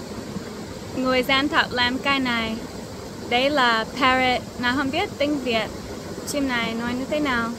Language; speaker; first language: Vietnamese; non-native, fluent; English